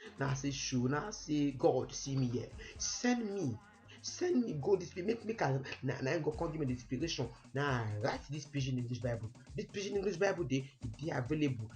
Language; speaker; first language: Nigerian Pidgin; native; Nigerian Pidgin